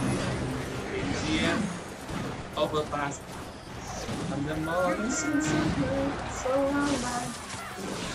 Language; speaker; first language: English; non-native, learner; Vietnamese